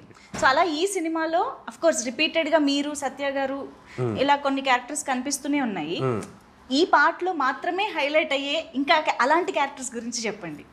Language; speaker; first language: Telugu; native; Telugu